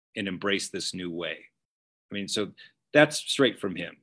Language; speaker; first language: English; native; English